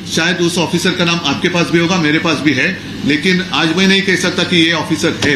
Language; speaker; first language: Hindi; non-native, local second language; Marathi